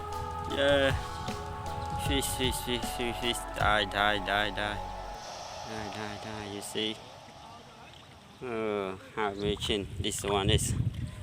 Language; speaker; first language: English; non-native, learner; Khmer